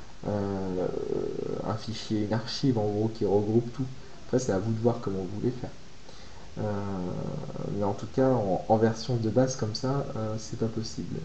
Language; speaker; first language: French; native; French